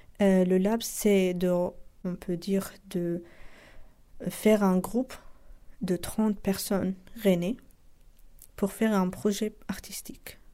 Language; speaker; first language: French; non-native, local second language; Arabic